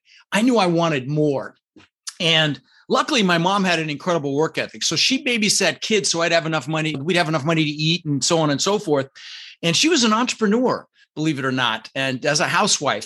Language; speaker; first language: English; early bilingual, other home language; Dutch